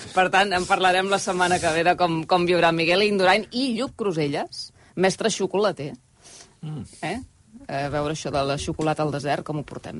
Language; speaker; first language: Catalan; native; Catalan